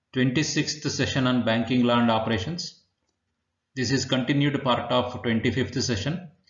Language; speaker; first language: English; non-native, local second language; Kannada